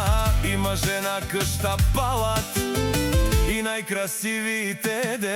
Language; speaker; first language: Bulgarian; non-native, local second language; Romany